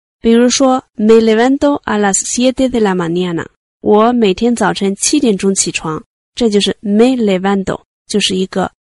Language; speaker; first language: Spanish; non-native, fluent; Chinese